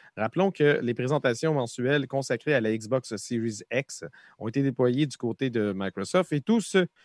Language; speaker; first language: French; native; French